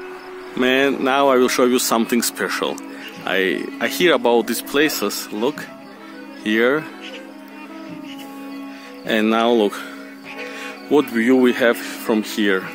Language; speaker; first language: English; non-native, learner; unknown